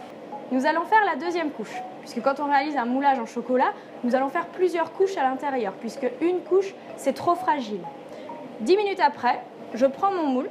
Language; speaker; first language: French; native; French